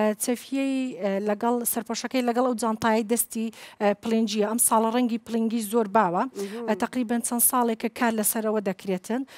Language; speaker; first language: Central Kurdish; non-native, local second language; Kurdish